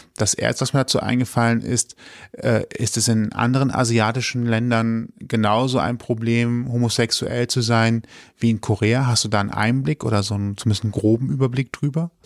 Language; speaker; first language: German; native; German